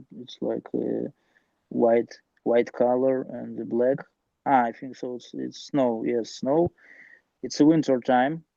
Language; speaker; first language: English; non-native, learner; Russian